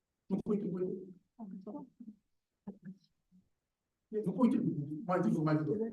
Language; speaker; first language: Japanese; native; Japanese